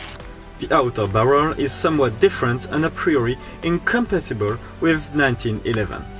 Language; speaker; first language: English; non-native, fluent; French